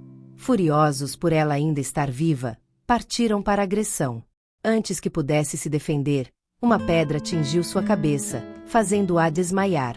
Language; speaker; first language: Portuguese; native; Portuguese